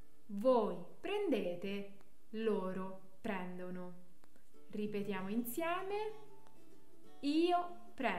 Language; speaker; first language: Italian; non-native, fluent; French